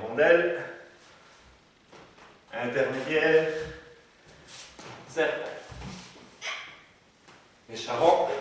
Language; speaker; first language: French; native; French